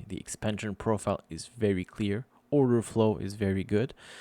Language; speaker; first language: English; non-native, fluent; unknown